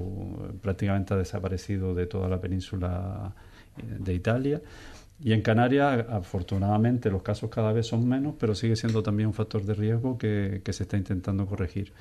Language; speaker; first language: Spanish; native; Spanish